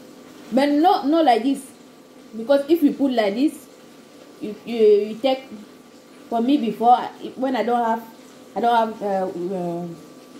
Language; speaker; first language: English; non-native, learner; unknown